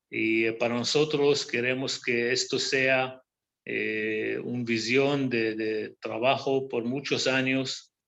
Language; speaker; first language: Spanish; non-native, fluent; Hebrew